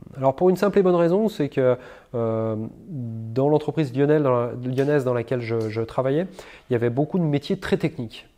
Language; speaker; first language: French; native; French